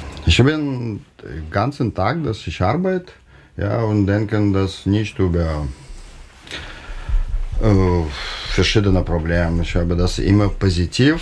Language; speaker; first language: German; non-native, learner; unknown